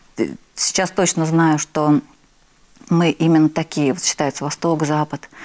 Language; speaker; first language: Russian; native; Russian